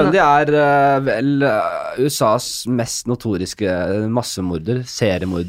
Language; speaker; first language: Norwegian; native; Norwegian